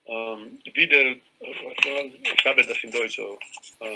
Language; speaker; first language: German; non-native, learner; Hebrew